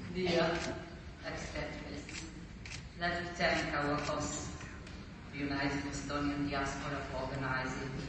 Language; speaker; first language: English; non-native, fluent; Macedonian